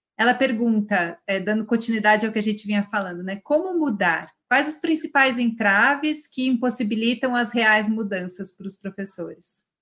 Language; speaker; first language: Portuguese; native; Portuguese